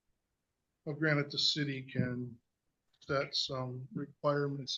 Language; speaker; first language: English; native; English